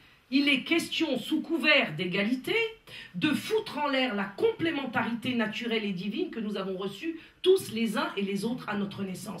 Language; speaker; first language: French; native; French